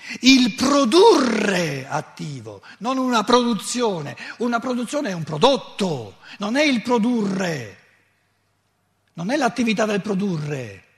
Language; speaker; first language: Italian; native; Italian